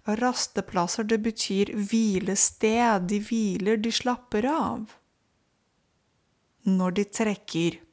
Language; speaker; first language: Norwegian; non-native, fluent; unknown